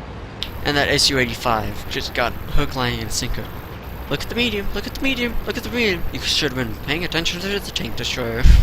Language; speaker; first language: English; native; English